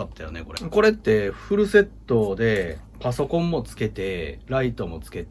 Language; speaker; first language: Japanese; native; Japanese